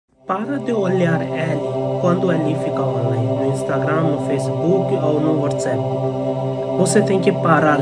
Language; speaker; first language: Portuguese; non-native, learner; Hindi